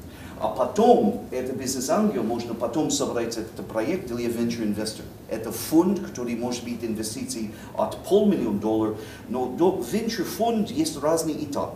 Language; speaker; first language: Russian; non-native, fluent; English